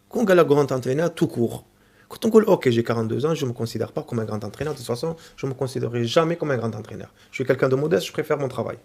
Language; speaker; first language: French; native; French